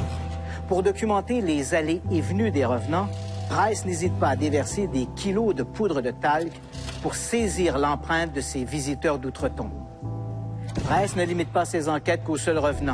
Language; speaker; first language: French; native; French